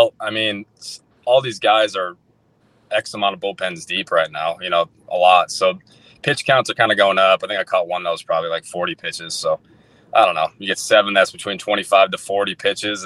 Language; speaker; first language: English; native; English